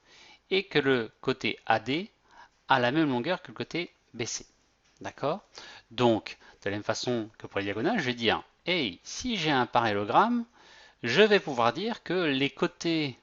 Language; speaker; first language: French; native; French